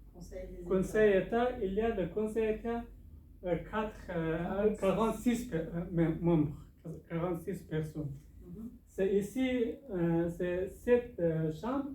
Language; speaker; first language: French; non-native, learner; Persian